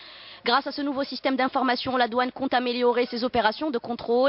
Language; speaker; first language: French; non-native, local second language; Arabic